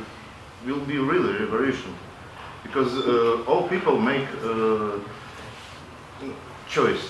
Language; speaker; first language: English; non-native, local second language; Latvian